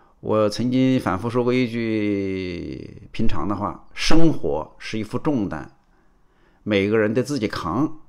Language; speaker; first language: Chinese; native; Chinese